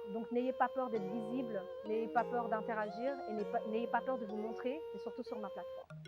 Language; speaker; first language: French; native; French